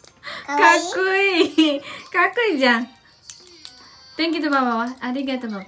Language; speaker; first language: Japanese; non-native, learner; Filipino